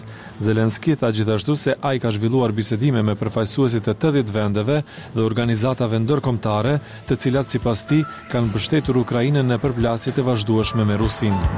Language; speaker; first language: Albanian; native; Albanian